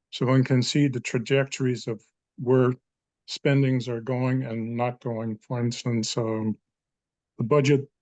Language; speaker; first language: English; non-native, fluent; Danish